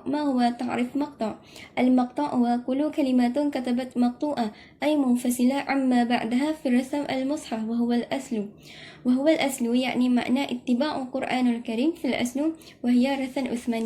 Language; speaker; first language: Arabic; non-native, learner; Malay